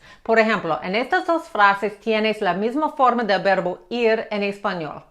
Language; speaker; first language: Spanish; non-native, fluent; English